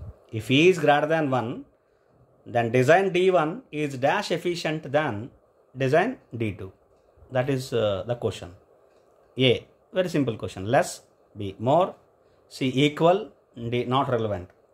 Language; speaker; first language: English; non-native, local second language; Telugu